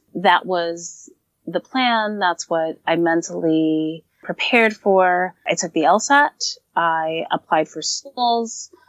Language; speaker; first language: English; native; English